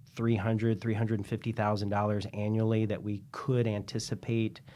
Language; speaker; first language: English; native; English